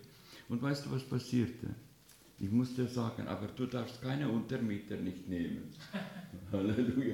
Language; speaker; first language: German; non-native, learner; Russian